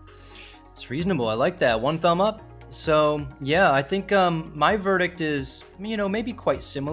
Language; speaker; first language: English; native; English